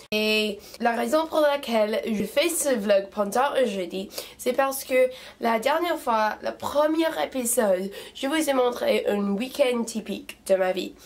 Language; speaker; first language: French; non-native, fluent; English